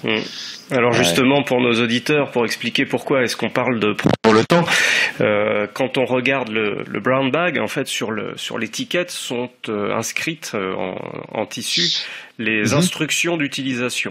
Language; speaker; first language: French; native; French